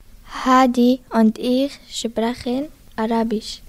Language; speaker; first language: German; non-native, learner; Arabic